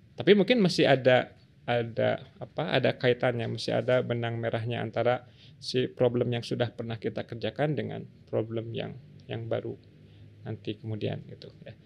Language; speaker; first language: Indonesian; native; Indonesian